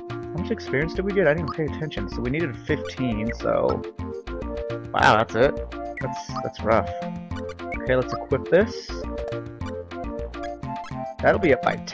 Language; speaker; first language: English; native; English